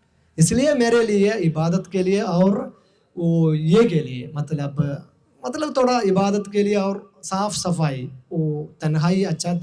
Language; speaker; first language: Hindi; non-native, local second language; Malayalam